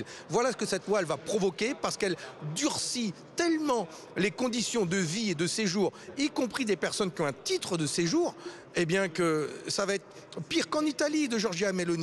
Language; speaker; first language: French; native; French